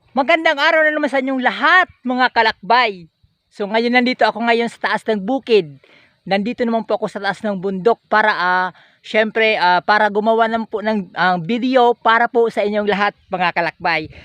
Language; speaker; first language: Filipino; non-native, local second language; Bikol